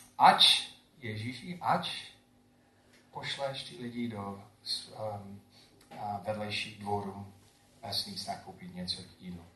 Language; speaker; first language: Czech; non-native, fluent; English